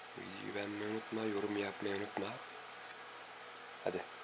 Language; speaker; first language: Turkish; native; Turkish